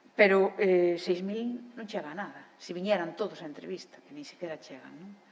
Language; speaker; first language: Galician; native; Galician